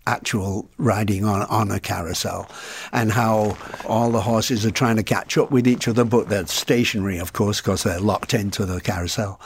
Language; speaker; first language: English; native; English